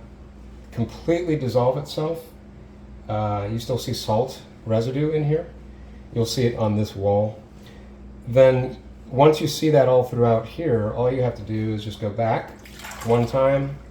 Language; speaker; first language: English; native; English